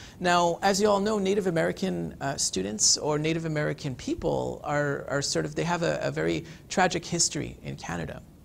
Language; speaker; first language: English; native; English